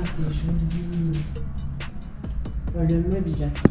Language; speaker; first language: French; native; French